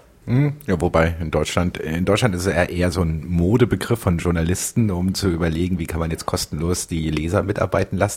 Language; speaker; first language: German; native; German